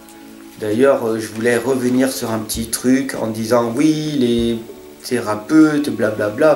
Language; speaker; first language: French; native; French